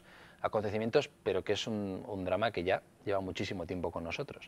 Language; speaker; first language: Spanish; native; Spanish